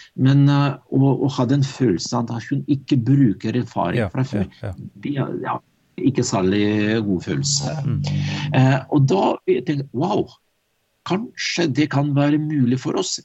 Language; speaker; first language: Norwegian; non-native, fluent; Russian